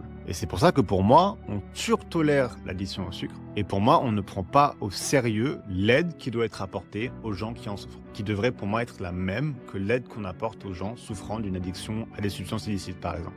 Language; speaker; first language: French; native; French